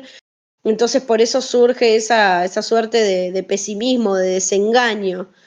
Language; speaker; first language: Spanish; native; Spanish